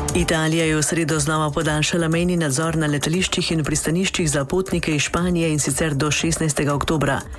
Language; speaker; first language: Slovenian; native; Slovenian